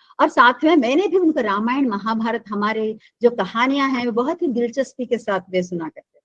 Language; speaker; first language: Hindi; non-native, local second language; Telugu